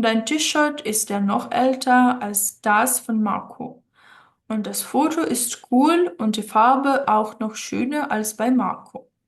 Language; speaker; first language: German; non-native, fluent; Ukrainian